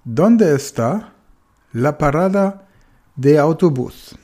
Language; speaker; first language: Spanish; non-native, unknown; German